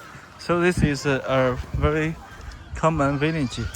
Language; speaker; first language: English; non-native, fluent; Chinese